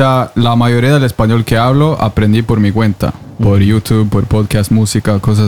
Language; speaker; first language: Spanish; non-native, fluent; Norwegian